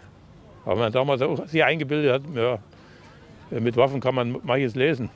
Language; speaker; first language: German; native; German